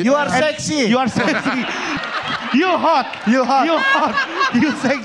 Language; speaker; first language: English; non-native, learner; Indonesian